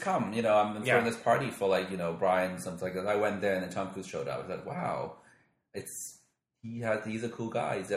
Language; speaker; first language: English; non-native, local second language; Cantonese